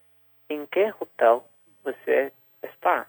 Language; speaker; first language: Portuguese; non-native, fluent; English